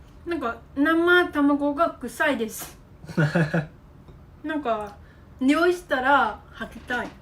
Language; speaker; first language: Japanese; non-native, fluent; Vietnamese